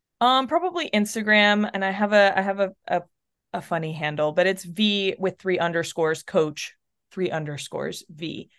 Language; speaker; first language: English; early bilingual, other home language; Spanish